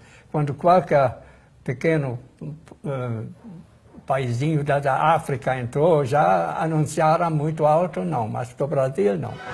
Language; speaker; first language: Portuguese; non-native, fluent; German